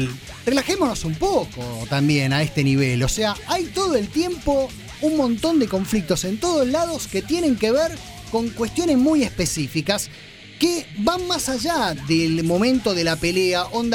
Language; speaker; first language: Spanish; native; Spanish